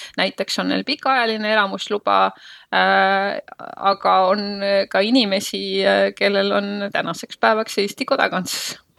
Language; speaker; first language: Estonian; native; Estonian